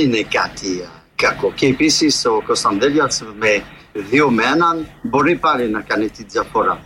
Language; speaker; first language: Greek; non-native, fluent; French